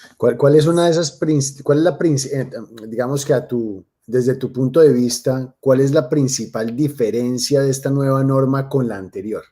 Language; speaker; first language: Spanish; native; Spanish